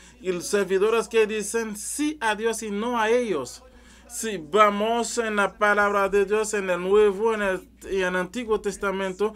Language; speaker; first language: Spanish; non-native, learner; French